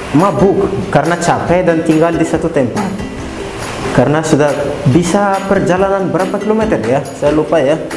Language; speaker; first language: Malay; non-native, fluent; Malagasy